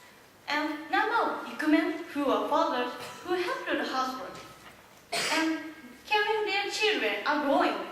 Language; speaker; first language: English; non-native, learner; Japanese